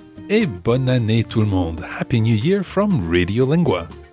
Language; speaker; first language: French; non-native, fluent; English